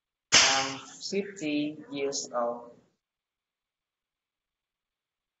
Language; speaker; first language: English; non-native, learner; Vietnamese